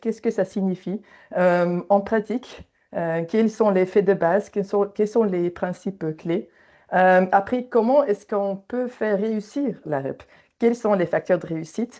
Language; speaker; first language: French; native; French